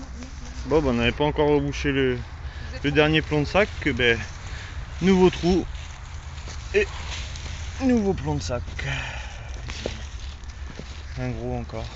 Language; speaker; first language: French; native; French